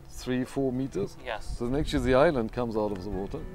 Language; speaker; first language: English; non-native, fluent; German